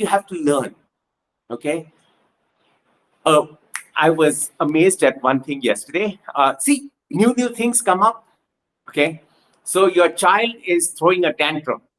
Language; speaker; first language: English; non-native, local second language; Punjabi